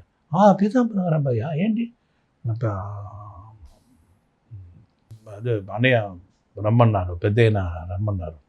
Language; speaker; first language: Telugu; non-native, local second language; Tamil